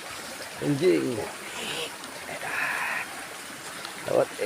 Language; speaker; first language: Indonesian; non-native, local second language; Sundanese